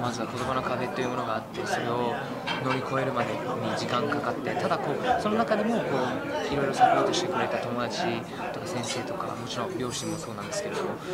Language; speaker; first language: Japanese; early bilingual, other home language; Burmese